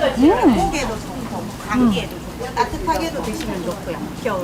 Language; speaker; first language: Korean; native; Korean